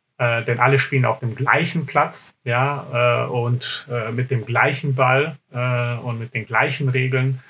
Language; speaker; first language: German; early bilingual, other home language; Serbian